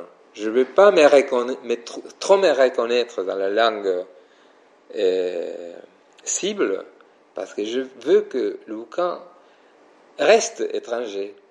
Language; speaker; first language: French; non-native, fluent; Spanish